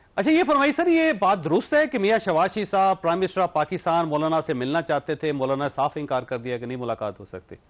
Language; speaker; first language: Urdu; non-native, local second language; Punjabi